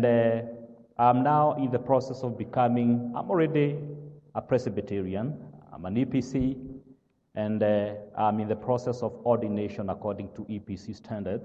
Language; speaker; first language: English; non-native, local second language; Kikuyu